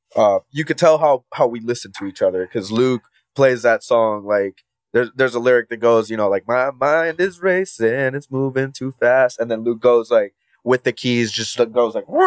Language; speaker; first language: English; non-native, fluent; Spanish